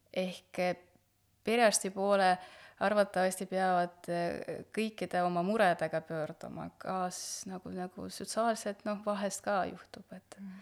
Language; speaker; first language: Estonian; non-native, local second language; Russian